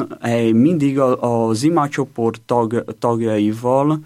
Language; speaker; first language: Hungarian; non-native, learner; Portuguese